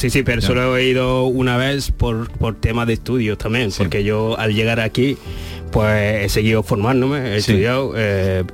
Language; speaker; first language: Spanish; early bilingual, other home language; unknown